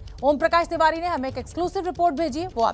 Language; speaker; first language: Hindi; native; Hindi